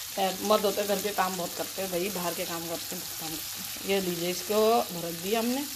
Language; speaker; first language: Urdu; native; Urdu